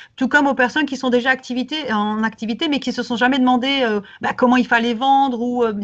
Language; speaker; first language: French; native; French